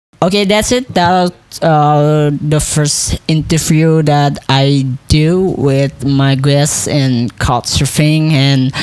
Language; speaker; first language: English; non-native, local second language; Indonesian